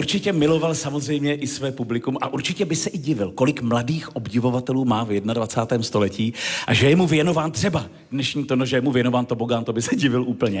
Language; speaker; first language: Czech; native; Czech